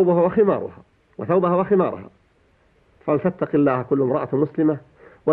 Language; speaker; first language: Arabic; native; Arabic